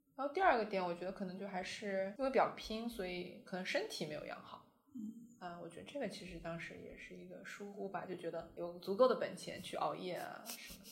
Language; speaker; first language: Chinese; native; Chinese